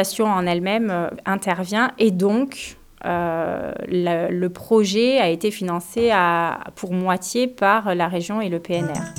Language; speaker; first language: French; native; French